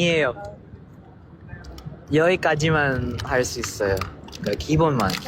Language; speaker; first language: Korean; non-native, learner; Filipino